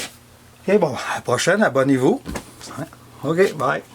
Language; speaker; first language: French; native; French